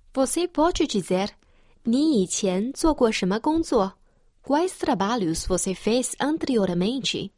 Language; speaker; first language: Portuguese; non-native, fluent; Chinese